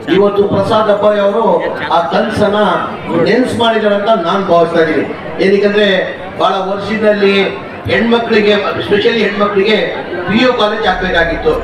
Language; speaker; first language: Kannada; non-native, local second language; Urdu